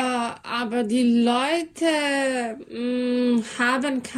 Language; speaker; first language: German; non-native, learner; Serbian